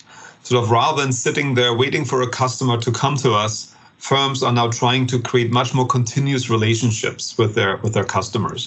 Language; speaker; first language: English; non-native, fluent; German